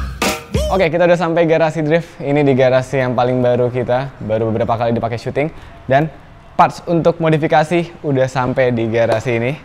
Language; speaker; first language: Indonesian; native; Indonesian